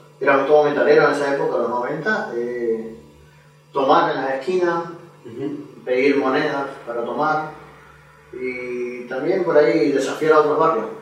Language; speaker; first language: Spanish; native; Spanish